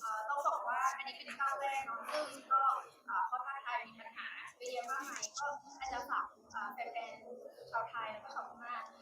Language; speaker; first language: Thai; non-native, fluent; Burmese